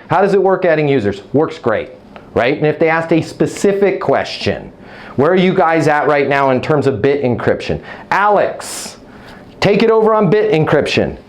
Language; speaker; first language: English; native; English